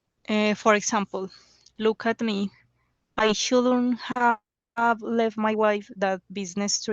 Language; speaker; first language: English; non-native, learner; Spanish